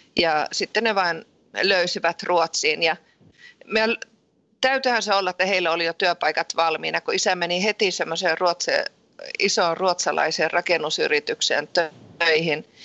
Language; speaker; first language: Finnish; early bilingual, heritage; Finnish